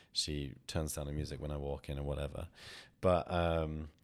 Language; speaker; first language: English; native; English